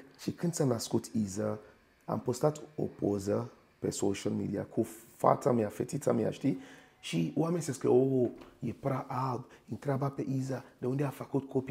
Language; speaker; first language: Romanian; non-native, fluent; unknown